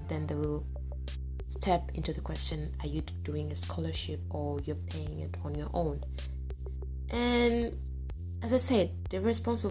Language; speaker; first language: English; non-native, local second language; Swahili